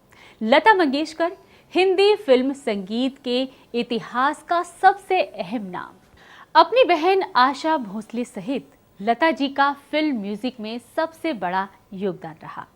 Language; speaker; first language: Hindi; native; Hindi